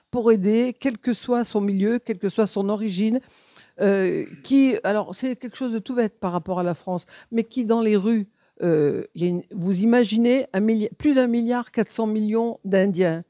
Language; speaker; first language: French; native; French